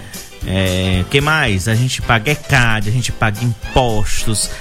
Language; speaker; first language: Portuguese; native; Portuguese